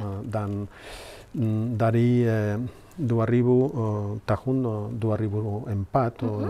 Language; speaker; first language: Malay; non-native, learner; Spanish